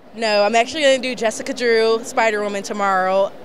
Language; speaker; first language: English; native; English